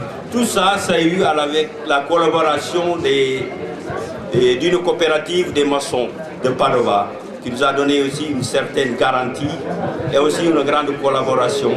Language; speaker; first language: French; non-native, local second language; Wolof